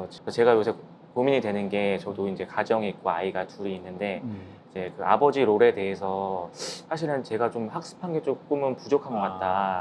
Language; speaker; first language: Korean; native; Korean